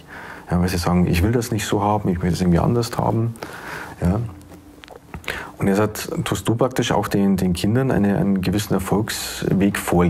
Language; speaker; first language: German; native; German